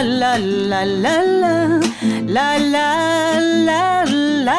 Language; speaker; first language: German; non-native, learner; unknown